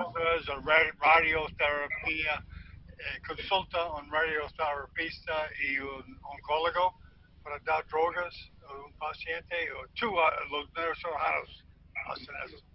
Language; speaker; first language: Spanish; non-native, learner; English